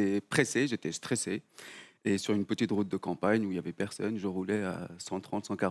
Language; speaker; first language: French; native; French